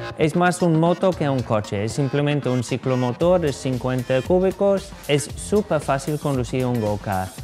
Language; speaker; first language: Spanish; non-native, fluent; English